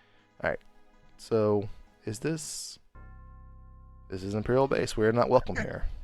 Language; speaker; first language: English; native; English